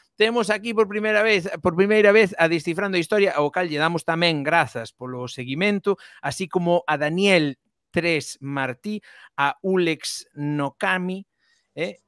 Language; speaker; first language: Galician; native; Galician